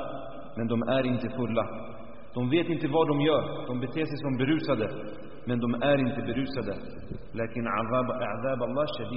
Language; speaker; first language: Swedish; early bilingual, other home language; Arabic